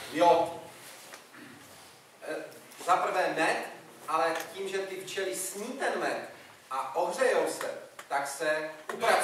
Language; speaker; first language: Russian; non-native, learner; Czech